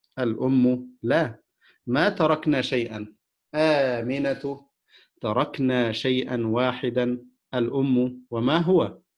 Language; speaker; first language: Arabic; non-native, fluent; Indonesian